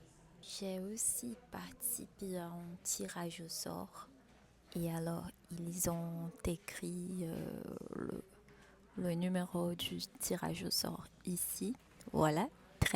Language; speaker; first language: French; non-native, fluent; Portuguese